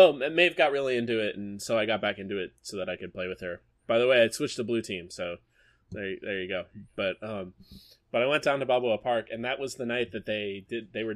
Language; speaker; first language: English; native; English